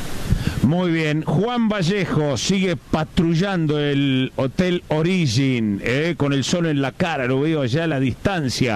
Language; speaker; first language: Spanish; native; Spanish